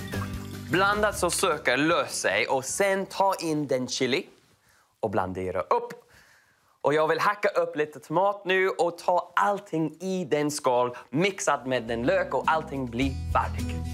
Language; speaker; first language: Swedish; non-native, learner; English